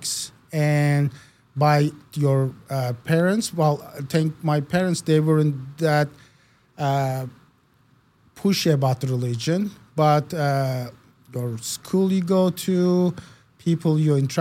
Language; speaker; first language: English; non-native, fluent; Turkish